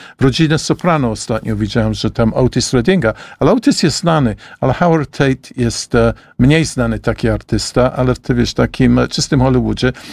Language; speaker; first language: Polish; early bilingual, heritage; Polish